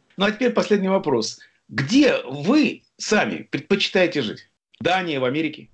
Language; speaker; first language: Russian; native; Russian